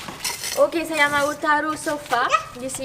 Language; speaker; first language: Indonesian; non-native, learner; French